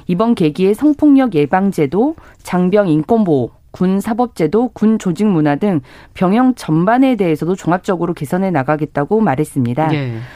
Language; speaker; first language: Korean; native; Korean